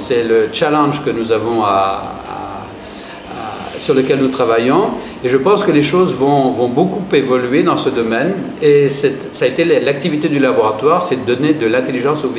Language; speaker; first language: French; native; French